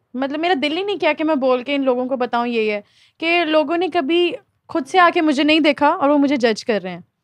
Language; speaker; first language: Urdu; native; Urdu